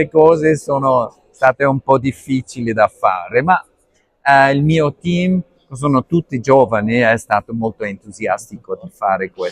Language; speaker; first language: Italian; non-native, learner; Arabic